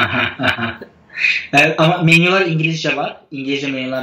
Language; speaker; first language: Azerbaijani; non-native, fluent; Turkish